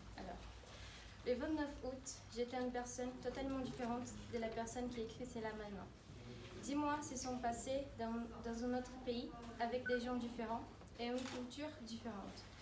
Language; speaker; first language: French; non-native, learner; Portuguese